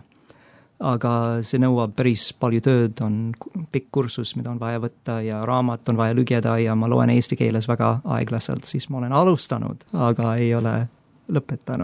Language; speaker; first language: Estonian; non-native, fluent; English